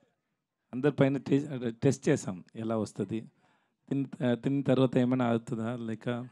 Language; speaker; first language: Telugu; non-native, learner; Tamil